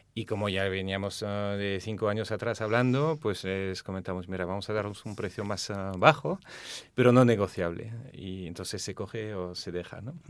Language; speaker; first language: Spanish; non-native, fluent; French